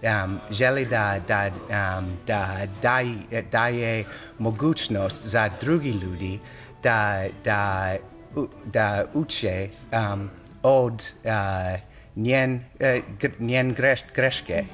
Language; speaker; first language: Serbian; non-native, learner; English